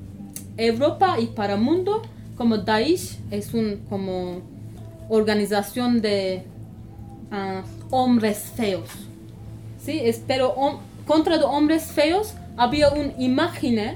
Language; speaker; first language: Spanish; non-native, learner; Kurdish